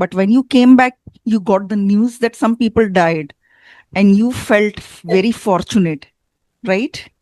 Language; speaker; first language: English; non-native, fluent; Hindi